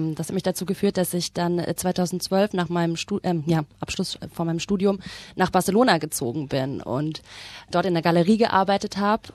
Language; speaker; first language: German; native; German